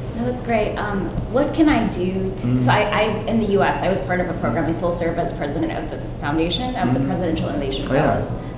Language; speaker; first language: English; native; English